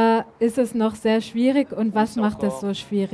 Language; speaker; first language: German; native; German